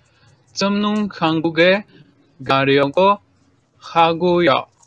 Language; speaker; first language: Korean; non-native, learner; Spanish